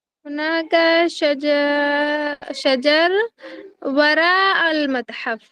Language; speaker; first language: Arabic; non-native, learner; Urdu